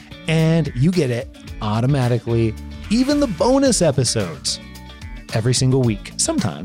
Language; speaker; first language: English; native; English